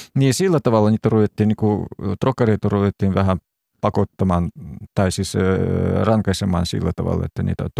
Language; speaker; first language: Finnish; non-native, fluent; Russian